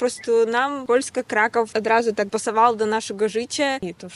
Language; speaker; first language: Polish; non-native, learner; Russian